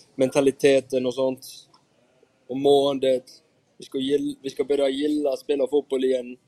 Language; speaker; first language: Swedish; non-native, fluent; Icelandic